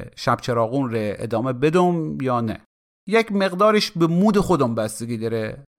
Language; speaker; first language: Persian; native; Persian